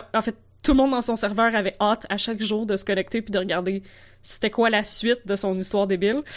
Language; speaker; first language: French; native; French